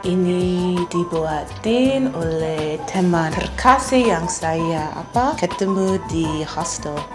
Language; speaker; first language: Indonesian; non-native, learner; English